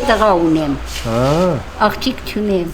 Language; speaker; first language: Armenian; non-native, local second language; Assyrian Neo-Aramaic